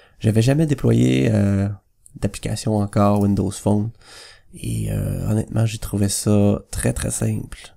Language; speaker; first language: French; native; French